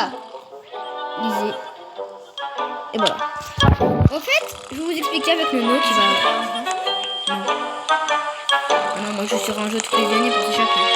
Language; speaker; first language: French; native; French